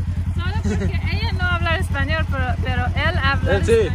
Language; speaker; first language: Spanish; non-native, learner; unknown